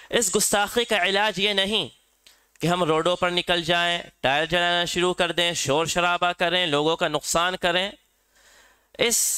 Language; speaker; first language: Urdu; native; Urdu